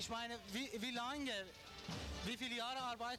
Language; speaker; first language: German; non-native, learner; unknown